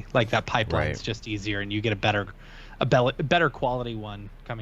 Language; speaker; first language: English; native; English